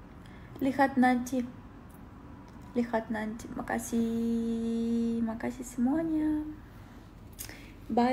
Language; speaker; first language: Indonesian; non-native, learner; Russian